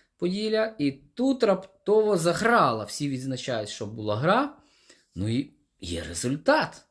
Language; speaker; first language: Ukrainian; native; Ukrainian